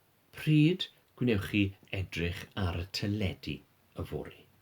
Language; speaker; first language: Welsh; non-native, fluent; English